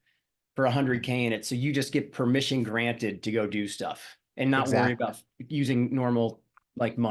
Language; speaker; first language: English; native; English